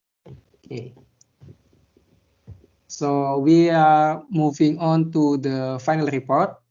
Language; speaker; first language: English; non-native, learner; Indonesian